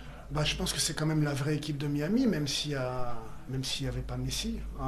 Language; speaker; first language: French; native; French